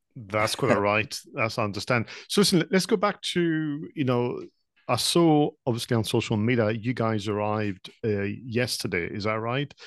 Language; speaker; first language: English; non-native, fluent; French